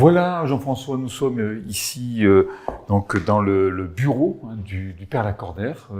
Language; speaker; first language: French; native; French